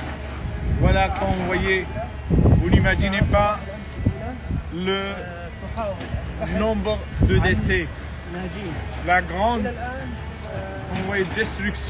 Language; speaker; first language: French; non-native, fluent; Arabic